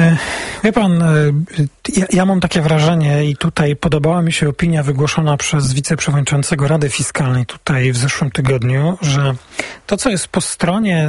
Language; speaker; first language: Polish; native; Polish